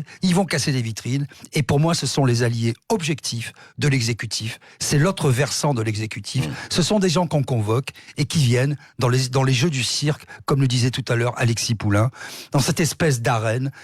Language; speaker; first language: French; native; French